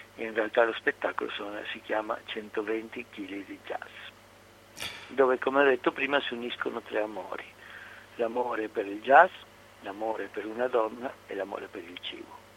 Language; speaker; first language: Italian; non-native, fluent; Spanish